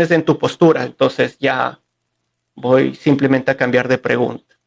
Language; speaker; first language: Spanish; native; Spanish